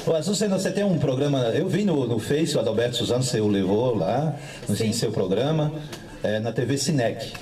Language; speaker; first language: Portuguese; native; Portuguese